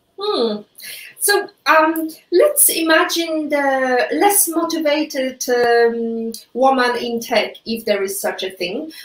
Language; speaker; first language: English; non-native, fluent; Polish